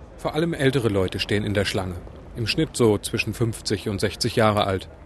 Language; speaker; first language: German; native; German